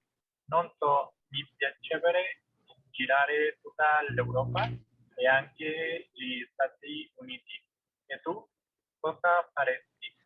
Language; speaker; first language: Italian; non-native, learner; Spanish